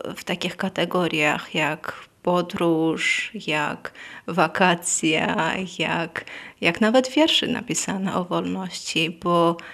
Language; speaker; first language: Polish; non-native, fluent; Armenian